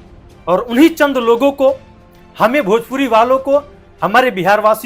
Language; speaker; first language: Hindi; native; Hindi